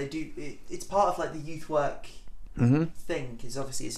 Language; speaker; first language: English; native; English